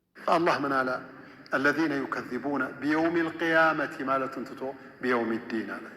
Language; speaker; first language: Amharic; native; Amharic